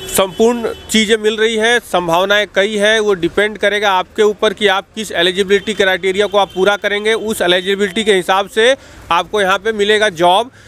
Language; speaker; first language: Hindi; native; Hindi